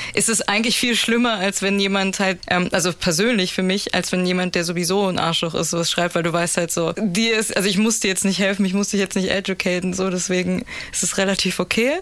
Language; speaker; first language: German; native; German